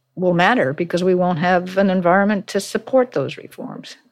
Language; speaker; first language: English; native; English